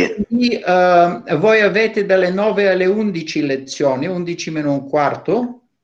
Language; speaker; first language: Italian; non-native, fluent; Bulgarian